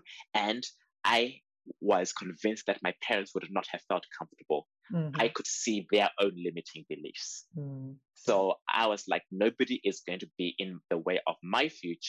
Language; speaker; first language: English; native; English